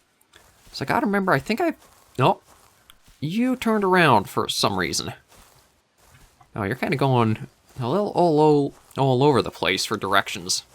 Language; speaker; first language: English; native; English